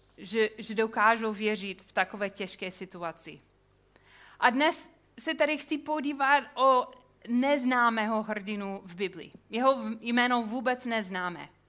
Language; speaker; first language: Czech; non-native, fluent; English